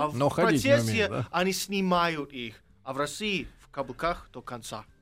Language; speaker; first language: Russian; non-native, fluent; English